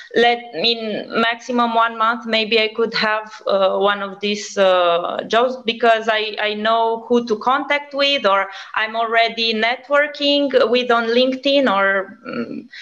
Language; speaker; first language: English; non-native, fluent; Romanian